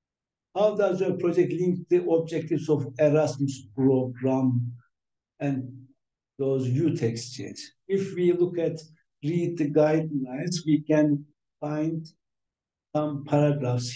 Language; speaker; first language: English; non-native, fluent; Turkish